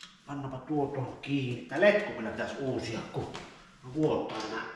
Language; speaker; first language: Finnish; native; Finnish